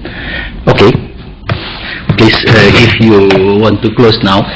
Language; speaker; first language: English; non-native, learner; Indonesian